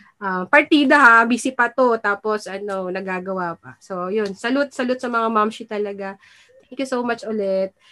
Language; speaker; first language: Filipino; native; Filipino